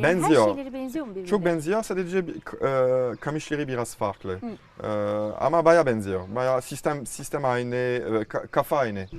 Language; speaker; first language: Turkish; non-native, fluent; French